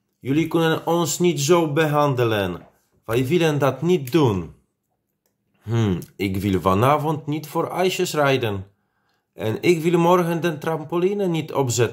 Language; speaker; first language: Dutch; non-native, fluent; Polish